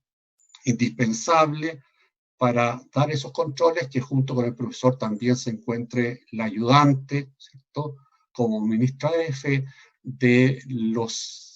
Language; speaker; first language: Spanish; native; Spanish